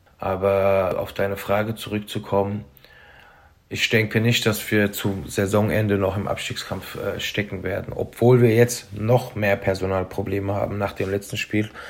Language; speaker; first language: German; early bilingual, other home language; Turkish